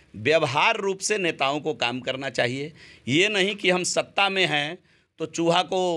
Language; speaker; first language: Hindi; native; Hindi